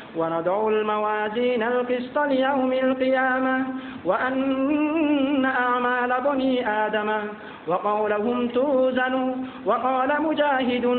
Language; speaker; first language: Arabic; non-native, fluent; Bangla